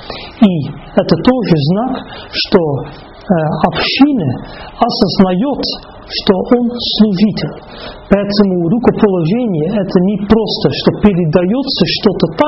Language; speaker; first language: Russian; non-native, fluent; Dutch